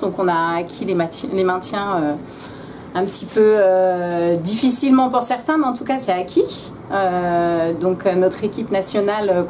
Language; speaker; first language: French; native; French